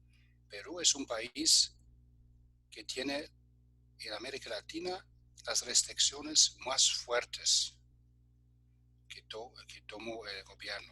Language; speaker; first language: Spanish; non-native, fluent; German